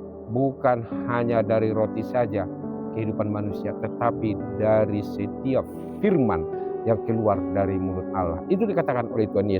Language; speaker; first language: Indonesian; native; Indonesian